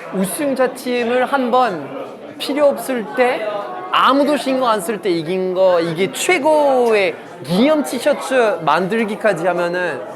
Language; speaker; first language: Korean; non-native, fluent; French